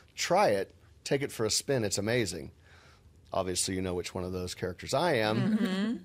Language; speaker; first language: English; native; English